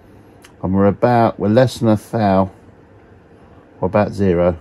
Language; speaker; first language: English; native; English